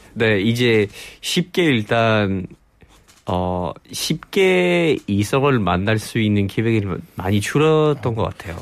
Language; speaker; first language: Korean; non-native, fluent; French